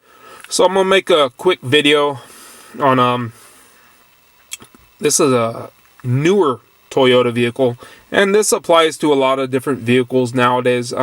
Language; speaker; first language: English; native; English